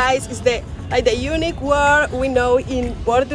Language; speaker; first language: English; non-native, learner; Spanish